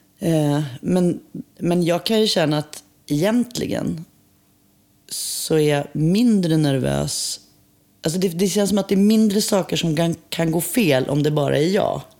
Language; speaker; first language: Swedish; native; Swedish